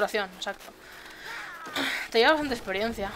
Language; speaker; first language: Spanish; native; Spanish